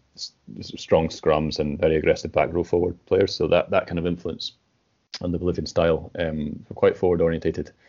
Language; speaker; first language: English; native; English